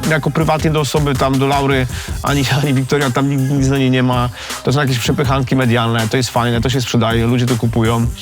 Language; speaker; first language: Polish; native; Polish